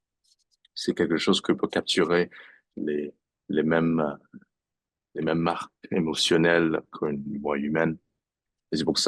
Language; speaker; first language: French; non-native, fluent; English